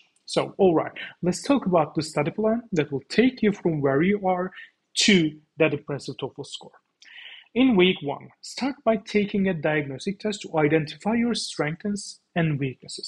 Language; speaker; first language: English; non-native, fluent; Turkish